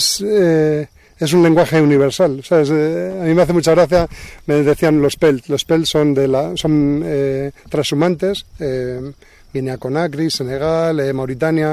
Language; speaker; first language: Spanish; native; Spanish